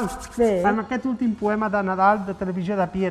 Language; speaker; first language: Catalan; native; Catalan